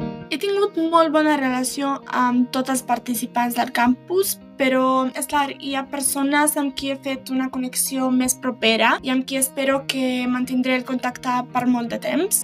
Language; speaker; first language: Catalan; non-native, fluent; Serbian